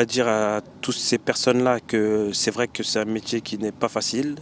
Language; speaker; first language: French; early bilingual, other home language; Bambara